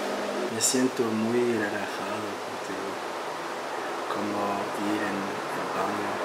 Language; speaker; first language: Spanish; non-native, learner; English